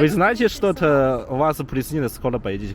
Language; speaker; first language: Russian; non-native, learner; Chinese